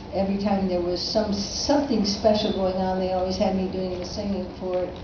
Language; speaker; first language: English; native; English